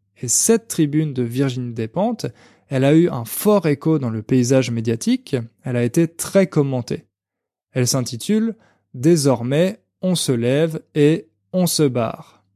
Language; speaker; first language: French; native; French